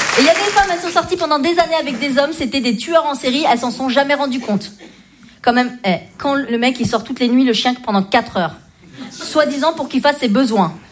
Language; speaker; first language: French; native; French